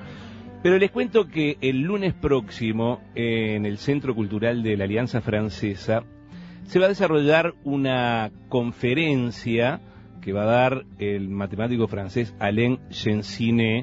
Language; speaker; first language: Spanish; native; Spanish